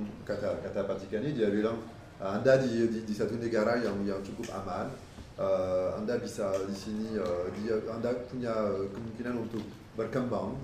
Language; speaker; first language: Indonesian; non-native, fluent; French